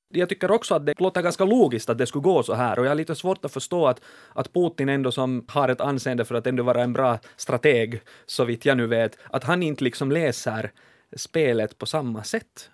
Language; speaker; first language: Swedish; native; Swedish